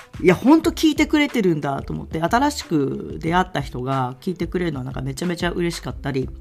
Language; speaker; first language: Japanese; native; Japanese